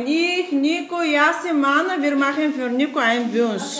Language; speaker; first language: German; non-native, learner; Bulgarian